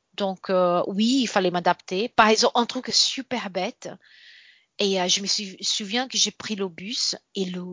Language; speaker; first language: French; non-native, fluent; Portuguese